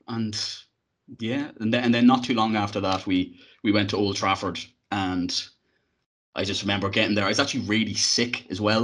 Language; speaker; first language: English; native; English